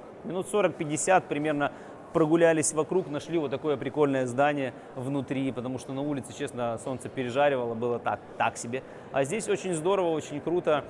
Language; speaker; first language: Russian; native; Russian